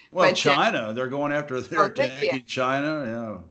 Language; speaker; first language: English; native; English